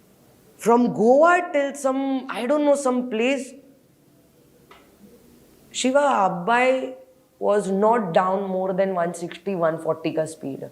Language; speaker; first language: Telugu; non-native, learner; Hindi